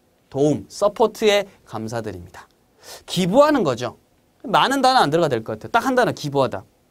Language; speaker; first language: Korean; native; Korean